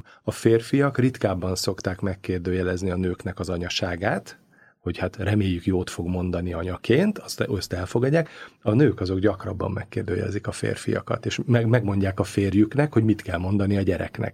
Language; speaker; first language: Hungarian; native; Hungarian